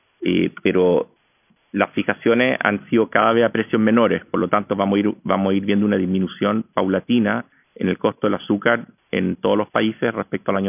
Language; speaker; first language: Spanish; native; Spanish